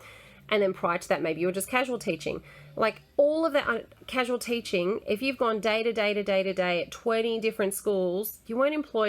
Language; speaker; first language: English; native; English